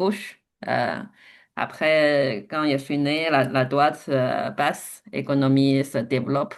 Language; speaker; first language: French; non-native, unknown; Chinese